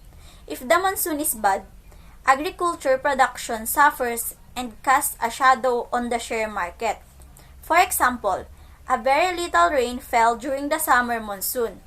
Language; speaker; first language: English; non-native, local second language; Filipino